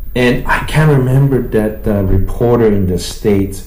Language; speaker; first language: English; early bilingual, other home language; Japanese